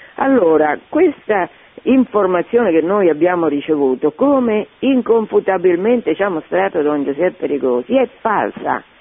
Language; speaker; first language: Italian; native; Italian